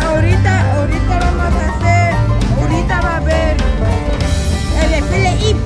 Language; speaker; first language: Spanish; native; Spanish